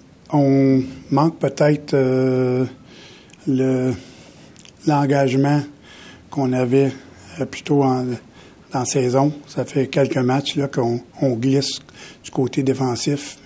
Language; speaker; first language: French; native; French